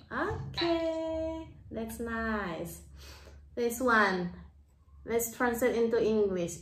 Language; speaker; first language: English; non-native, fluent; Indonesian